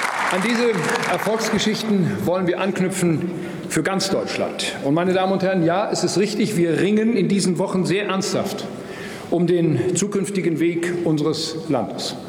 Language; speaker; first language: German; native; German